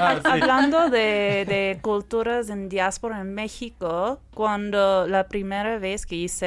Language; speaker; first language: Spanish; non-native, fluent; English